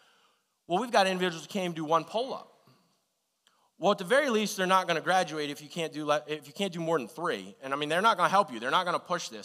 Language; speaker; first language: English; native; English